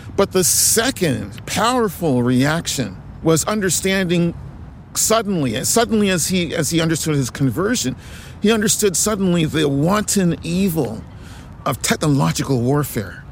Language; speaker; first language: English; native; English